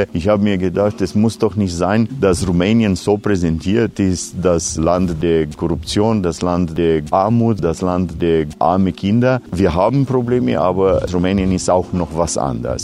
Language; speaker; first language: German; non-native, fluent; Romanian